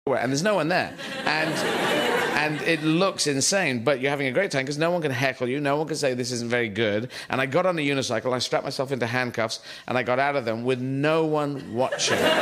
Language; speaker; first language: English; native; English